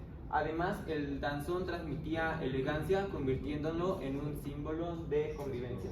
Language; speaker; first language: Spanish; native; Spanish